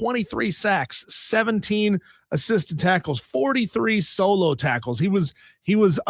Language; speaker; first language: English; native; English